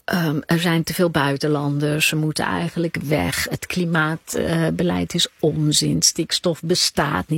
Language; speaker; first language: Dutch; native; Dutch